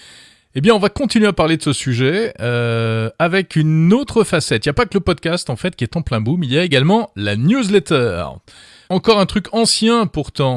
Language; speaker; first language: French; native; French